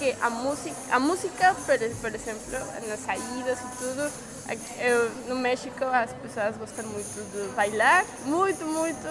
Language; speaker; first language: Portuguese; non-native, learner; Spanish